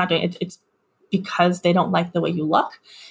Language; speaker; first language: English; native; English